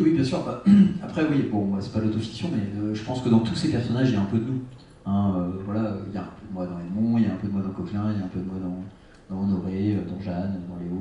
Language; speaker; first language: French; native; French